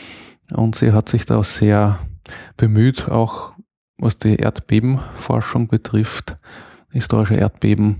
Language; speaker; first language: German; native; German